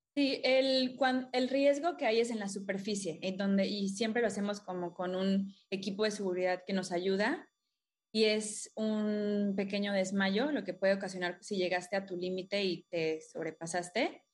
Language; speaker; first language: Spanish; native; Spanish